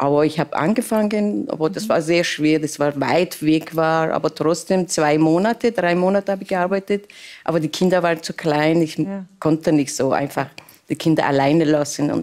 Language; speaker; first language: German; non-native, learner; Persian